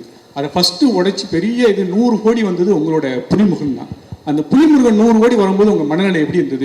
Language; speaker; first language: Tamil; native; Tamil